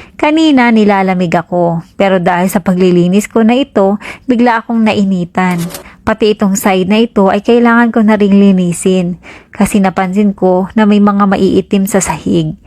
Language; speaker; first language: Filipino; native; Filipino